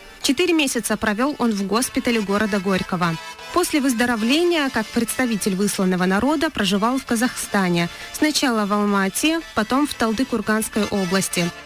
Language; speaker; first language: Russian; non-native, local second language; Chechen